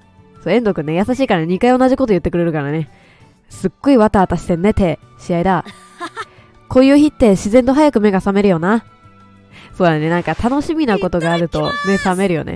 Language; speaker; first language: Japanese; native; Japanese